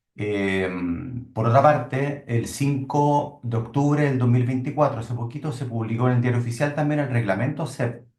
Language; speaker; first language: Spanish; native; Spanish